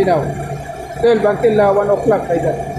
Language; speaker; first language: English; non-native, learner; Filipino